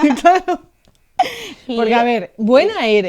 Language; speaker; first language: Spanish; native; Spanish